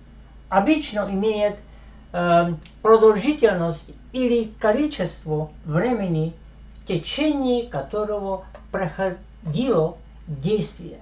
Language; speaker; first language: Russian; non-native, fluent; Slovak